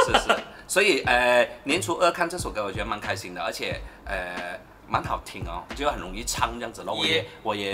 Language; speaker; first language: Chinese; native; Chinese